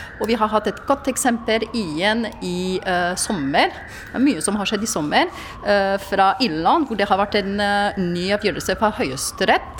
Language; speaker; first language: Norwegian; non-native, fluent; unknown